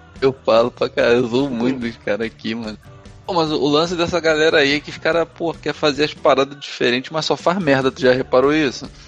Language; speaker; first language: Portuguese; native; Portuguese